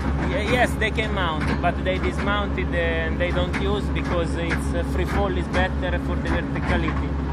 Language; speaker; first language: English; non-native, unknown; Italian